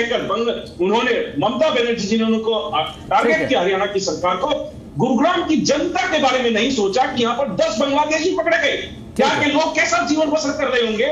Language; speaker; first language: Hindi; native; Hindi